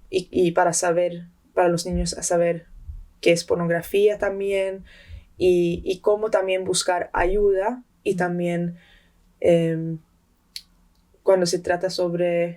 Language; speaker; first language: Spanish; early bilingual, heritage; Spanish